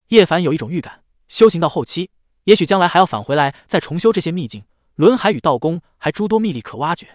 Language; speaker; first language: Chinese; native; Chinese